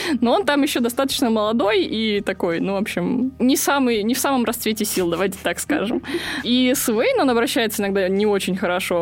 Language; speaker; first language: Russian; native; Russian